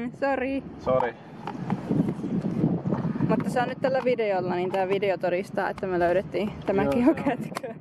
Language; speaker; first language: Finnish; native; Finnish